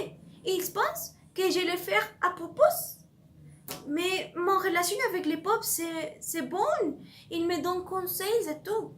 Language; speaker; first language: French; non-native, learner; Spanish